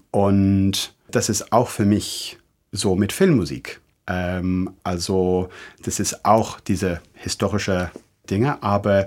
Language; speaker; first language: German; non-native, fluent; English